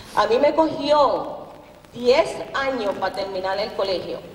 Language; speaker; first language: Spanish; early bilingual, heritage; Spanish